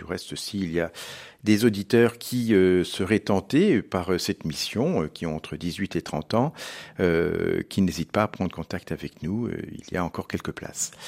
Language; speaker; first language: French; native; French